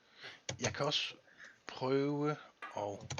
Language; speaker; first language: Danish; native; Danish